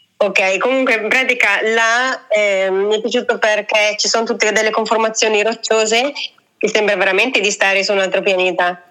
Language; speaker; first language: Italian; native; Italian